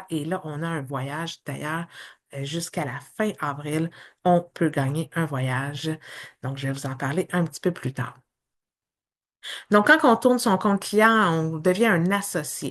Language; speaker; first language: French; native; French